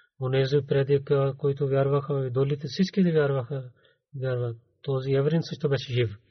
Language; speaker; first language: Bulgarian; non-native, learner; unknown